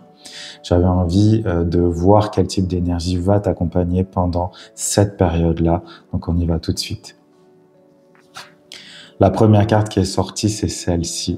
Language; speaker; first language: French; native; French